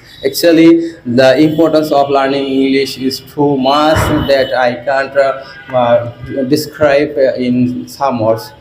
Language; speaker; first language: English; non-native, learner; Bangla